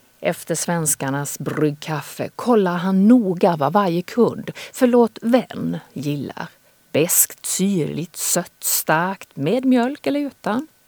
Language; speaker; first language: Swedish; native; Swedish